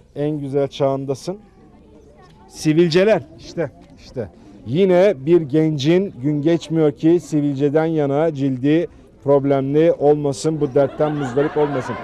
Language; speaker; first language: Turkish; native; Turkish